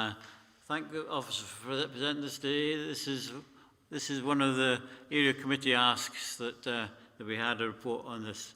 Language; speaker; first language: English; native; English